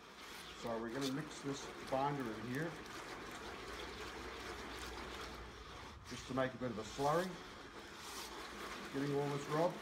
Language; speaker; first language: English; native; English